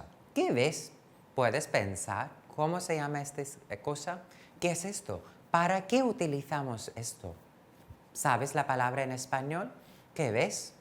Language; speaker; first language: Spanish; non-native, fluent; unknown